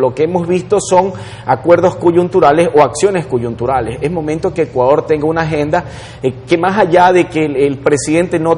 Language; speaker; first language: Spanish; native; Spanish